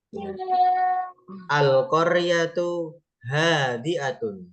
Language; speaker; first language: Arabic; non-native, fluent; Indonesian